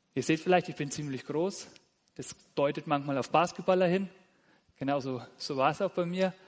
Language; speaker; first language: German; native; German